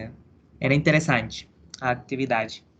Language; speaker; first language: Portuguese; non-native, learner; Spanish